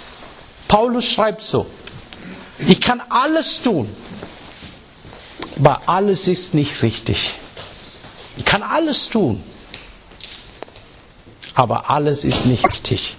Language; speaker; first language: German; non-native, fluent; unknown